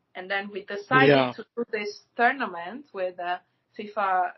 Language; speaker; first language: English; non-native, fluent; Armenian